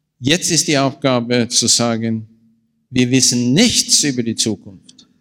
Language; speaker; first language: German; non-native, learner; Norwegian